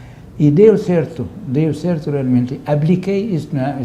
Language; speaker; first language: Portuguese; non-native, fluent; Arabic